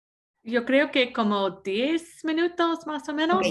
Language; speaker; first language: Spanish; non-native, fluent; English